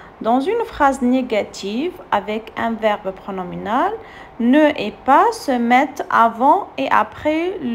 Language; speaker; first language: French; non-native, fluent; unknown